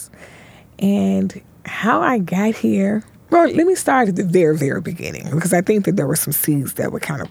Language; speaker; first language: English; native; English